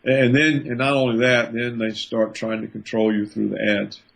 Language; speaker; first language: English; native; English